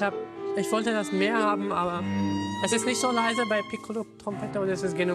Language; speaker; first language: German; non-native, fluent; Armenian